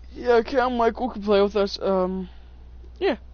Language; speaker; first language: English; native; English